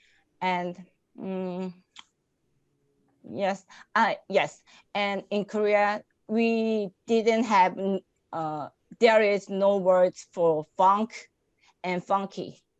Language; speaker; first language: English; non-native, learner; Korean